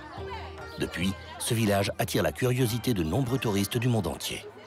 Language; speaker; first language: French; native; French